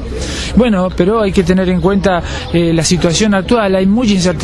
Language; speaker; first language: Spanish; native; Spanish